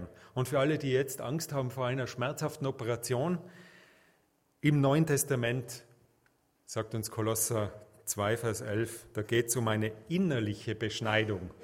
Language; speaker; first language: German; native; German